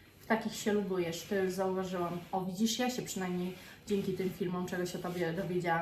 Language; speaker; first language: Polish; native; Polish